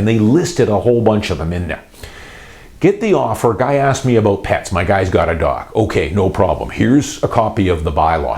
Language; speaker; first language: English; native; English